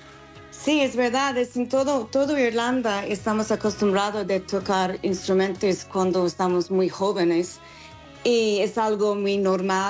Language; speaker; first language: Spanish; non-native, fluent; English